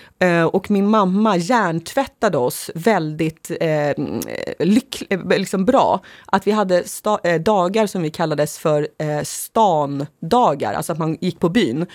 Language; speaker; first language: Swedish; early bilingual, other home language; Finnish